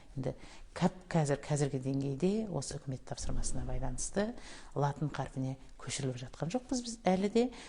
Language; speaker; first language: Kazakh; native; Kazakh